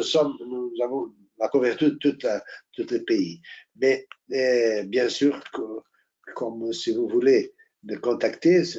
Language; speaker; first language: French; non-native, fluent; Portuguese